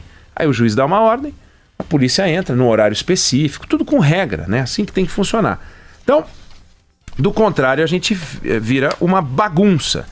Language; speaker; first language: Portuguese; native; Portuguese